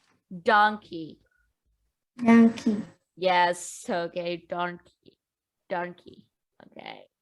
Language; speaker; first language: English; non-native, learner; Vietnamese